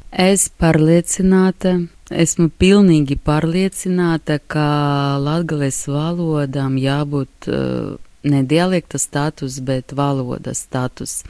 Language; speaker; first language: Latvian; non-native, local second language; Russian